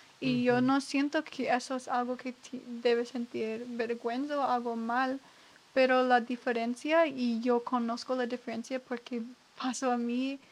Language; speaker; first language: Spanish; non-native, learner; English